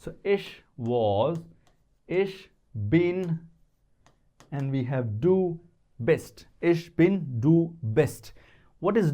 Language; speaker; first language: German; non-native, fluent; Hindi